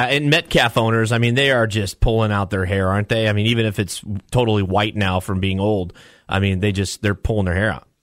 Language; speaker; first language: English; native; English